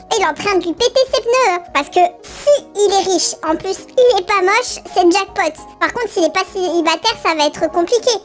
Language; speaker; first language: French; early bilingual, other home language; Polish